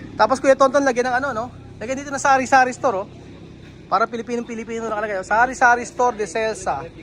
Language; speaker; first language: Filipino; native; Filipino